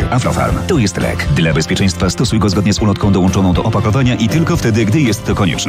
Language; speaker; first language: Polish; native; Polish